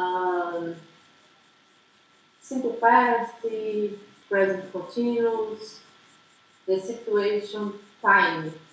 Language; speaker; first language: English; non-native, learner; Portuguese